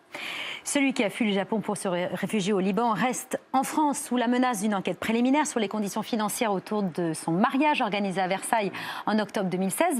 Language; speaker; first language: French; native; French